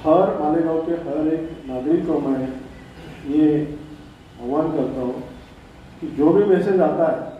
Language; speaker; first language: Hindi; non-native, local second language; Marathi